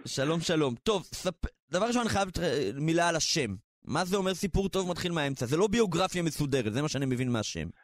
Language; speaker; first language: Hebrew; native; Hebrew